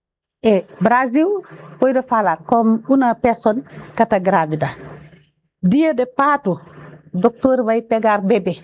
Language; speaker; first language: Portuguese; non-native, learner; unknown